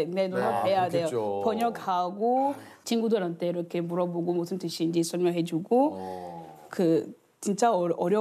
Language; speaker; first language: Korean; non-native, learner; French